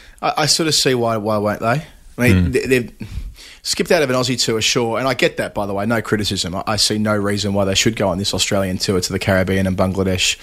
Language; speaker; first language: English; native; English